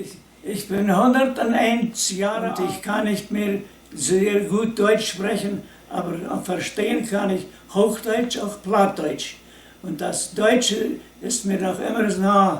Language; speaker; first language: German; early bilingual, heritage; Plautdietsch